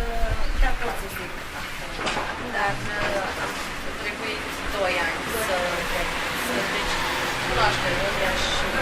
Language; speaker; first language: Romanian; non-native, local second language; Hungarian